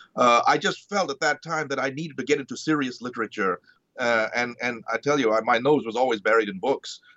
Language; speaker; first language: English; early bilingual, other home language; Marathi